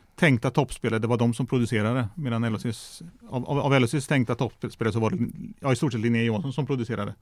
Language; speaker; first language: Swedish; native; Swedish